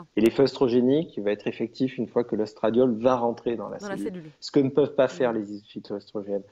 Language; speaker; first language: French; native; French